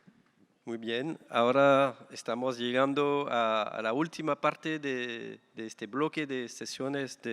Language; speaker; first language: Spanish; non-native, fluent; French